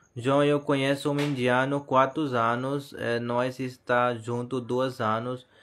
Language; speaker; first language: Portuguese; non-native, learner; Hindi